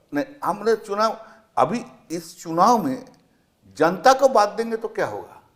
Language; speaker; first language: Hindi; non-native, local second language; Bangla